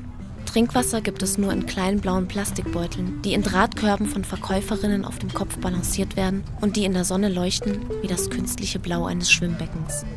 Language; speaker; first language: German; native; German